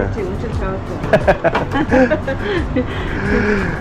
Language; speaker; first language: Korean; non-native, fluent; Mongolian